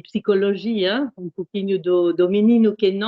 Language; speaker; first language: Portuguese; non-native, fluent; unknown